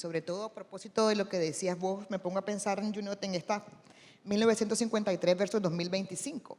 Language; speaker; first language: Spanish; native; Spanish